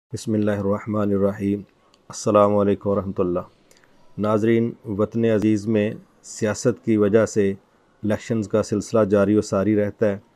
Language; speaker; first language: Urdu; non-native, local second language; Punjabi